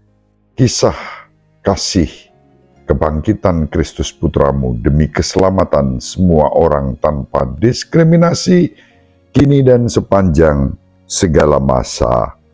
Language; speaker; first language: Indonesian; native; Indonesian